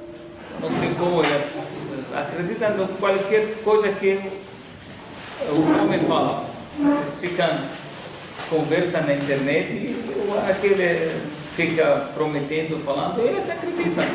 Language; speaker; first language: Portuguese; non-native, fluent; Arabic